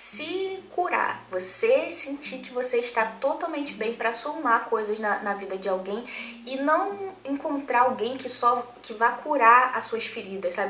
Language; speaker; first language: Portuguese; native; Portuguese